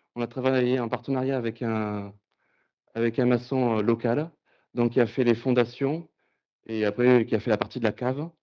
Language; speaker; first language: French; native; French